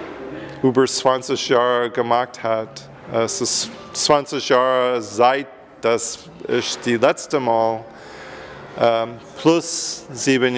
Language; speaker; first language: German; non-native, learner; English